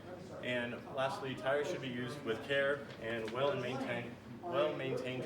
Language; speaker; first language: English; native; English